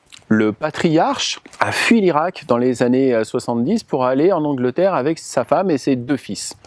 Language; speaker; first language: French; native; French